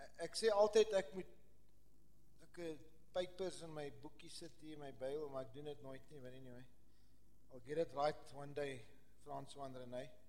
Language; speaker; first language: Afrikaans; non-native, local second language; English